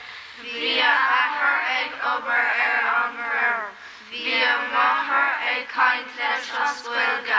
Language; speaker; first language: Irish; non-native, local second language; English